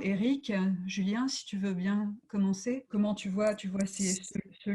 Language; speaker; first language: French; native; French